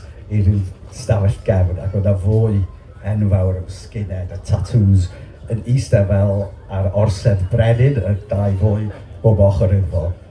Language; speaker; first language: Welsh; native; Welsh